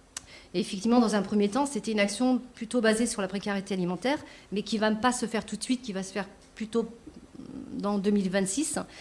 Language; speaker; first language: French; native; French